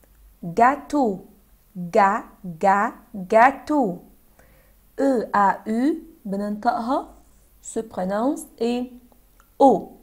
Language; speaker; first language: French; non-native, fluent; Arabic